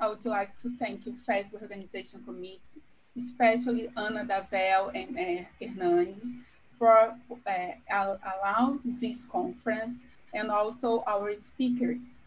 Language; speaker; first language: English; non-native, fluent; Portuguese